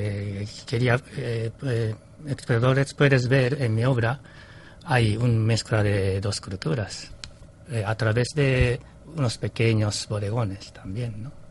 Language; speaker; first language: Spanish; non-native, fluent; Japanese